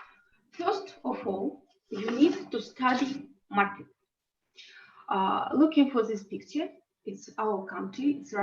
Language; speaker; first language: English; non-native, learner; Russian